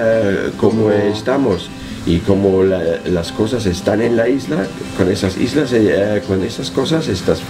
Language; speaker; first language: Spanish; non-native, learner; German